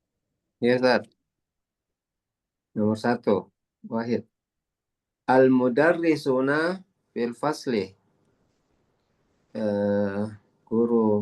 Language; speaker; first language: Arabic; non-native, learner; Indonesian